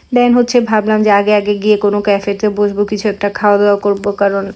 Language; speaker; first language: Bangla; native; Bangla